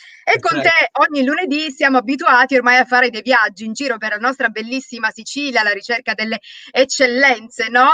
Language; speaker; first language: Italian; native; Italian